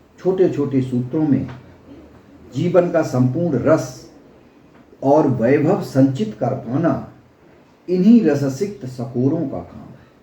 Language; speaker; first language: Hindi; native; Hindi